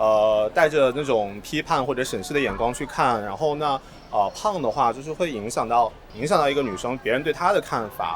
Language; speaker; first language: Chinese; native; Chinese